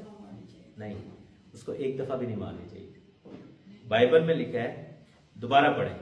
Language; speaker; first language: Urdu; non-native, local second language; Punjabi